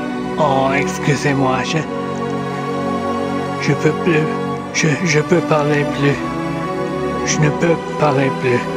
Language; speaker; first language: French; non-native, learner; English